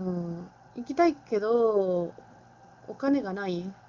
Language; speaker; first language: Japanese; non-native, learner; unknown